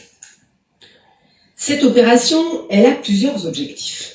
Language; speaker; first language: French; native; French